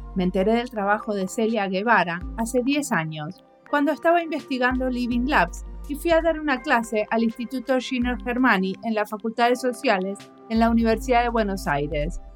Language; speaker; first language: Spanish; native; Spanish